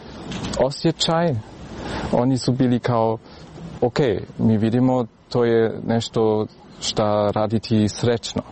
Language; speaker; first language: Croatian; early bilingual, heritage; German